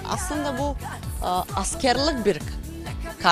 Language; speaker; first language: Turkish; non-native, local second language; Bosnian